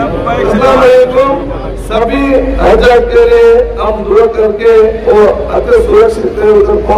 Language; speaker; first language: Hindi; non-native, local second language; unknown